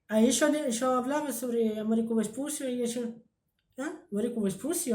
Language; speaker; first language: Spanish; early bilingual, heritage; Spanish